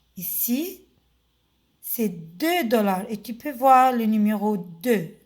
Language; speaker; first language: French; non-native, fluent; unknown